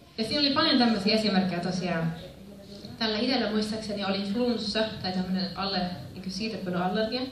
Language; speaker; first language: Finnish; early bilingual, other home language; Spanish